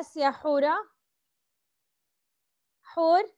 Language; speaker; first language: English; non-native, fluent; Arabic